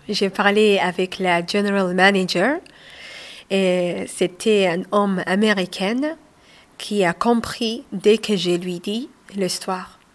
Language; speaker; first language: French; non-native, learner; Somali